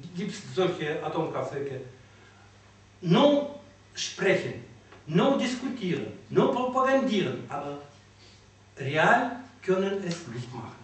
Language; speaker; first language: German; non-native, learner; Russian